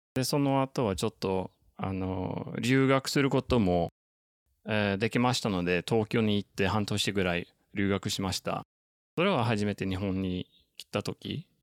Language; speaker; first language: Japanese; non-native, fluent; Norwegian